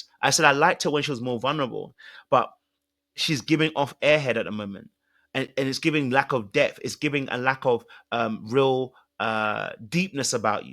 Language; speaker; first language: English; native; English